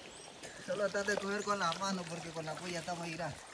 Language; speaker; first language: Spanish; native; Spanish